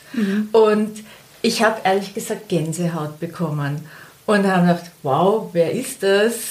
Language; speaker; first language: German; native; German